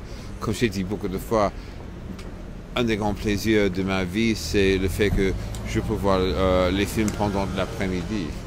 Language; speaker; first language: French; non-native, fluent; English